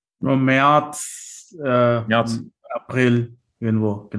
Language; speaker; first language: German; non-native, fluent; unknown